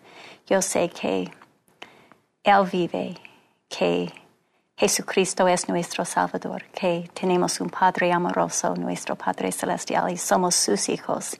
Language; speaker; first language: Spanish; non-native, fluent; English